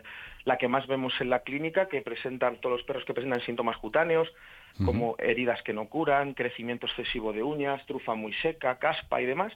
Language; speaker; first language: Spanish; native; Spanish